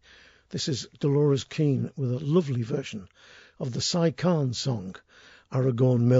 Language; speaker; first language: English; native; English